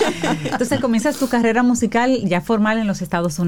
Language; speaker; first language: Spanish; native; Spanish